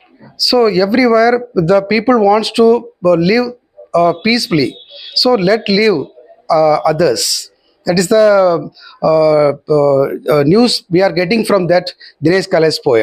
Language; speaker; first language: English; non-native, local second language; Tamil